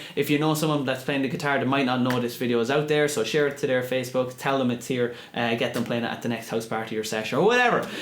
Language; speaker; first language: English; native; English